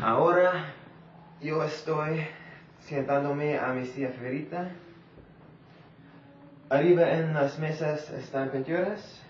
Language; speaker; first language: Spanish; non-native, learner; English